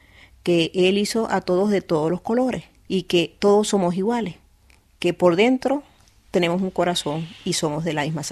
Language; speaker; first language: Spanish; native; Spanish